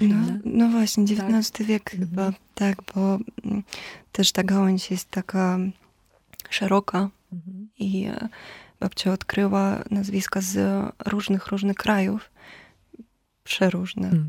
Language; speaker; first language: Polish; non-native, fluent; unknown